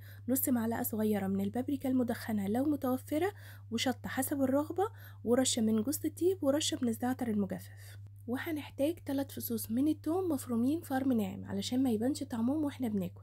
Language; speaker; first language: Arabic; native; Arabic